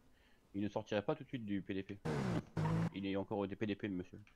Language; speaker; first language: French; native; French